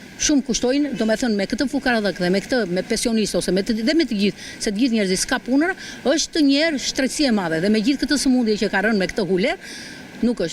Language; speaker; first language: Albanian; native; Albanian